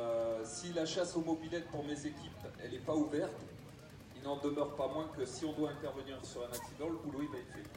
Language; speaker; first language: French; native; French